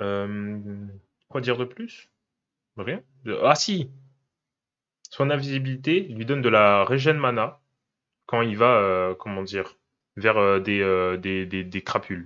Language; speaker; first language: French; native; French